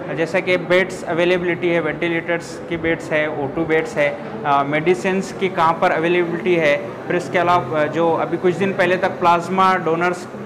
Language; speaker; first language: Hindi; native; Hindi